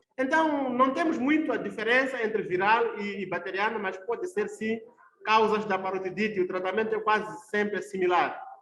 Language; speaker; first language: Portuguese; non-native, local second language; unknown